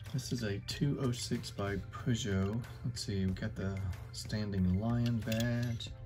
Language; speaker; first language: English; native; English